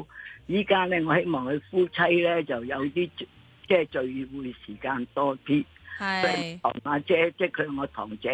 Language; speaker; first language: Cantonese; native; Cantonese